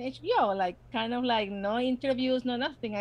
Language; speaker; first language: English; non-native, fluent; Spanish